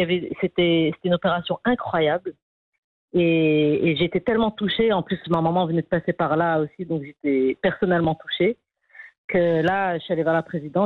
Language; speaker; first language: French; non-native, local second language; Arabic